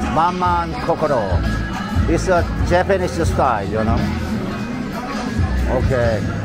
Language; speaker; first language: English; non-native, learner; Korean